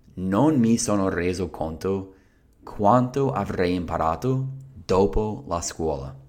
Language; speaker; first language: Italian; non-native, fluent; English